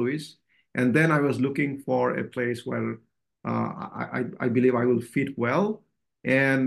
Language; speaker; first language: English; non-native, local second language; Bangla